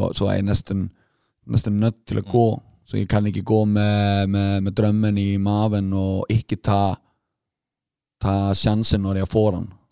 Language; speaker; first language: Norwegian; non-native, fluent; Icelandic